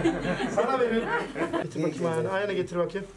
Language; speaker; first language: Turkish; native; Turkish